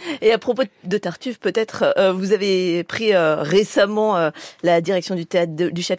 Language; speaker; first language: French; native; French